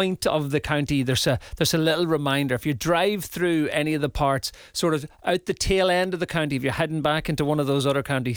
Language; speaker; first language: English; native; English